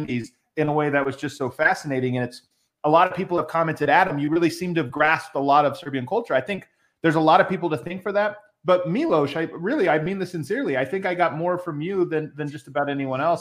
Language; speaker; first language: English; native; English